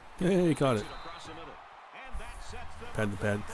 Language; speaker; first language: English; native; English